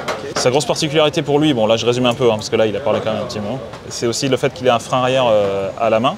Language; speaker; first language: French; native; French